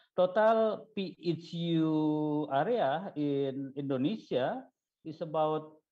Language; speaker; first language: English; non-native, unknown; Indonesian